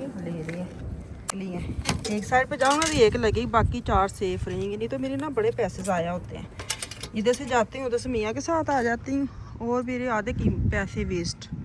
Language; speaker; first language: Urdu; non-native, local second language; Punjabi